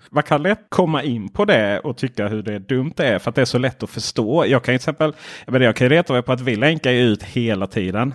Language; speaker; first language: Swedish; native; Swedish